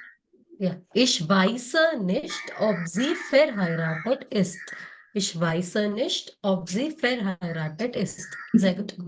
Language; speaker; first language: German; non-native, fluent; Malayalam